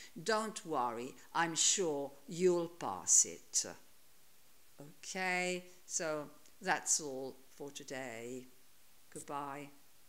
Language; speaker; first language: English; non-native, fluent; Italian